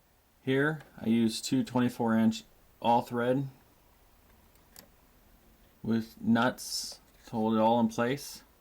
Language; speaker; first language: English; native; English